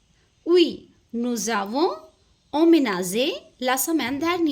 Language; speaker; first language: French; non-native, fluent; Hindi